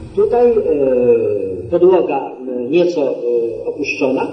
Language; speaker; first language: Polish; native; Polish